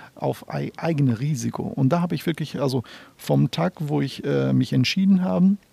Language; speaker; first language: German; non-native, fluent; Portuguese